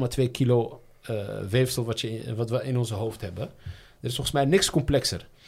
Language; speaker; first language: Dutch; early bilingual, other home language; Riffian